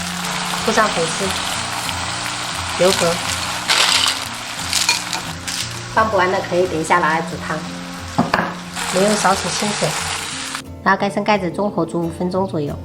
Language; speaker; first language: Chinese; native; Chinese